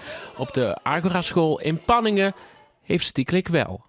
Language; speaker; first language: Dutch; native; Dutch